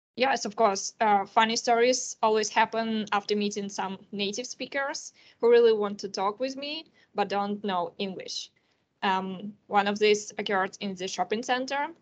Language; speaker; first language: English; non-native, learner; Russian